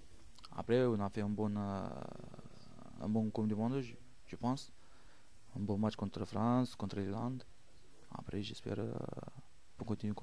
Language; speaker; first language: French; non-native, learner; Romanian